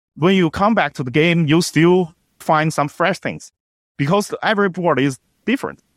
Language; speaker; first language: English; non-native, fluent; Chinese